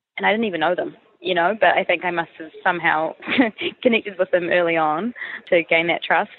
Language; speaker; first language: English; native; English